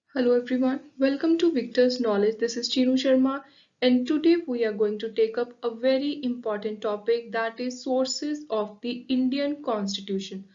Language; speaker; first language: English; non-native, local second language; Punjabi